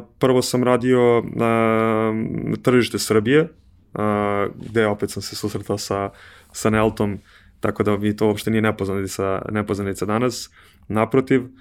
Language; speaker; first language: Serbian; native; Serbian